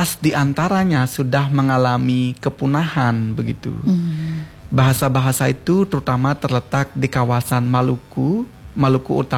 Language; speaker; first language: Indonesian; non-native, local second language; Balinese